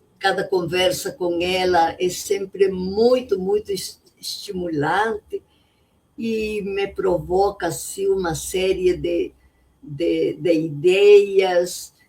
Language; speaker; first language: Portuguese; non-native, fluent; Spanish